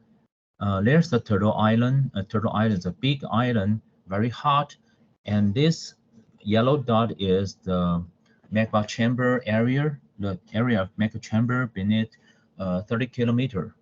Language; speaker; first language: English; non-native, fluent; Chinese